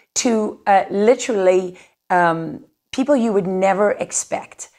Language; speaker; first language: English; native; English